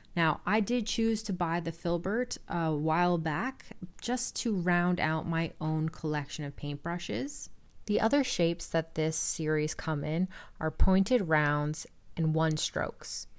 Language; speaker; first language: English; native; English